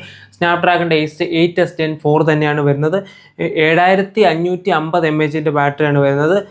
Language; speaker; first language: Malayalam; native; Malayalam